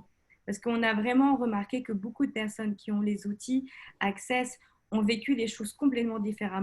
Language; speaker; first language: French; native; French